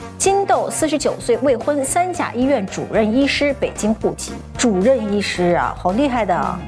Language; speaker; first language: Chinese; native; Chinese